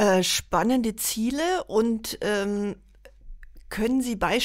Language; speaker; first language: German; native; German